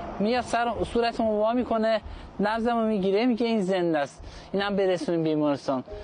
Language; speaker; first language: Persian; non-native, local second language; Azerbaijani